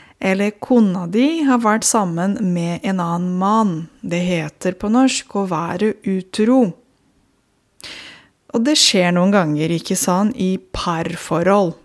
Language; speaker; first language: Norwegian; non-native, fluent; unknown